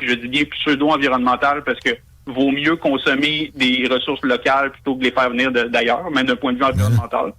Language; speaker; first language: French; native; French